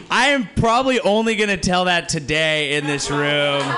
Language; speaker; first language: English; native; English